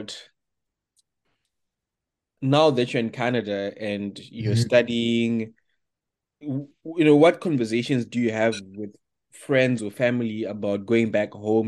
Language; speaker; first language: English; non-native, local second language; Shona